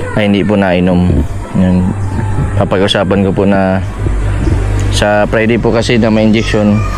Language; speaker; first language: Filipino; native; Filipino